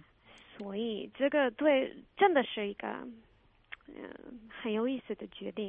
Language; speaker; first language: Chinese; non-native, fluent; English